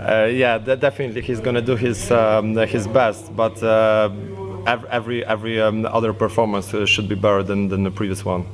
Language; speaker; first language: English; non-native, fluent; Polish